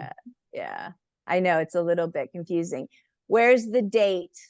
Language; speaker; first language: English; native; English